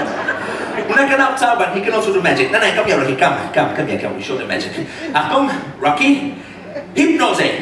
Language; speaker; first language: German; non-native, fluent; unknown